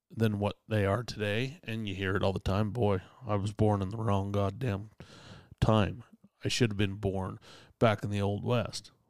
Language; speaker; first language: English; native; English